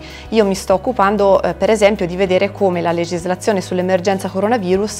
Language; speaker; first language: Italian; native; Italian